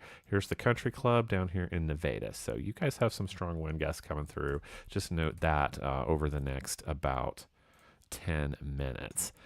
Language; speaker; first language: English; native; English